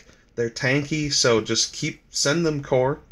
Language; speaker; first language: English; native; English